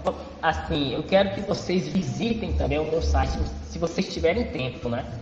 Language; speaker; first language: Portuguese; native; Portuguese